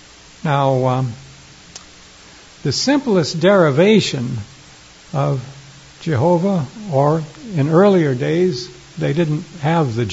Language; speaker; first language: English; native; English